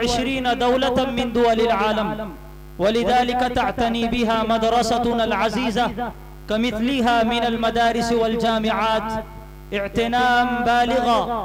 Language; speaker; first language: Arabic; non-native, fluent; Urdu